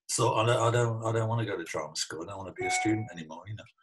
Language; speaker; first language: English; native; English